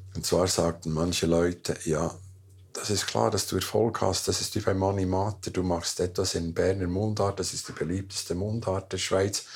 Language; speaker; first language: German; native; German